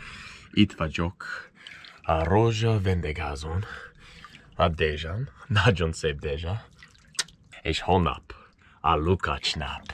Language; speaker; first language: Hungarian; non-native, learner; English